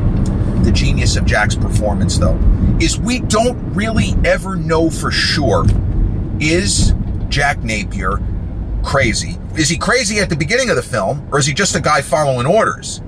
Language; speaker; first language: English; native; English